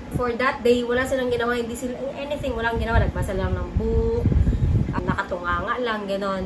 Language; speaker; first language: Filipino; non-native, local second language; Cebuano